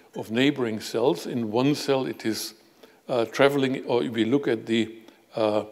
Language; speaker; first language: English; non-native, fluent; German